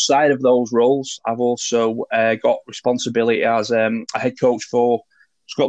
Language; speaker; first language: English; native; English